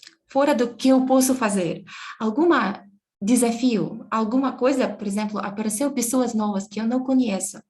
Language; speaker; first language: Portuguese; non-native, fluent; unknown